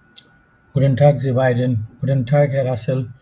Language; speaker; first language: German; non-native, fluent; Bangla